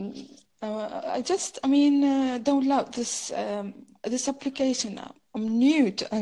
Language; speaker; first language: English; non-native, fluent; Arabic